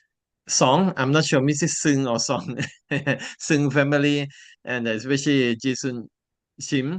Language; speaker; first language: English; non-native, learner; Thai